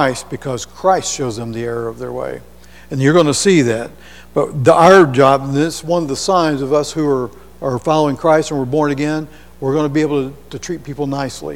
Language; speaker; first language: English; native; English